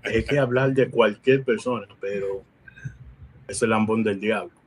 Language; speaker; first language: Spanish; early bilingual, heritage; Spanish